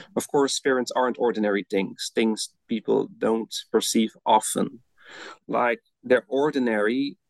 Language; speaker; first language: English; non-native, fluent; Dutch